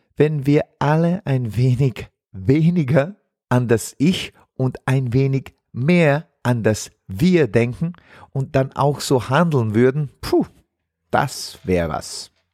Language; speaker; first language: German; non-native, fluent; Bosnian